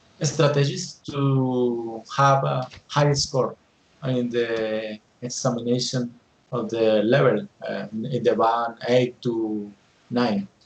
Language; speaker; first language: English; non-native, learner; Spanish